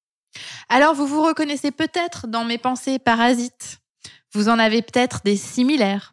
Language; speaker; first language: French; native; French